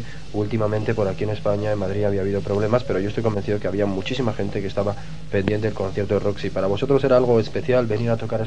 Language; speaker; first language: Spanish; native; Spanish